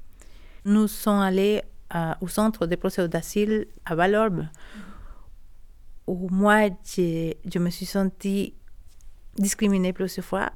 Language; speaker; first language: French; non-native, learner; Spanish